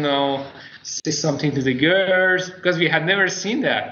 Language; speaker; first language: English; non-native, fluent; Persian